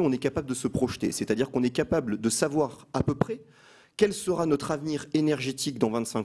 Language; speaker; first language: French; native; French